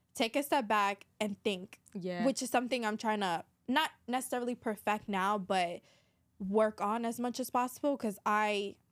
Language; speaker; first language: English; native; English